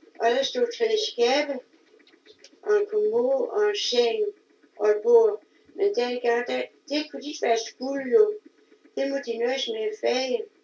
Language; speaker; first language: Danish; native; Danish